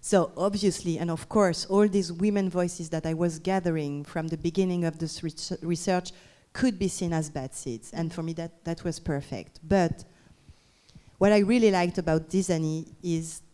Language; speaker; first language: English; non-native, fluent; French